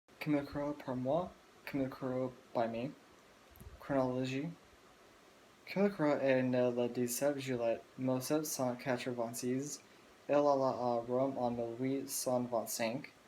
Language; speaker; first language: French; non-native, learner; English